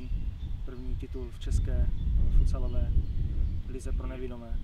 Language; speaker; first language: Czech; native; Czech